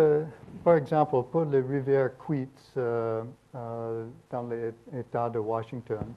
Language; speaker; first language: French; non-native, learner; English